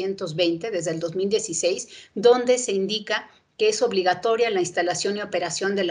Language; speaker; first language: Spanish; native; Spanish